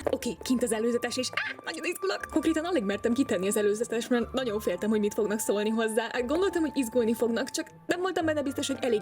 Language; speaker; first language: Hungarian; native; Hungarian